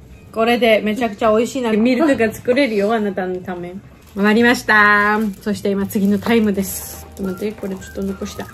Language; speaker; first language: Japanese; non-native, fluent; Georgian